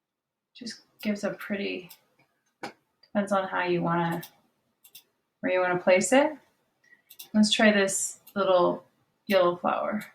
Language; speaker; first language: English; native; English